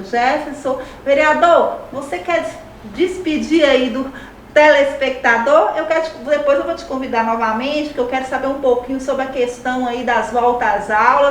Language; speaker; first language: Portuguese; native; Portuguese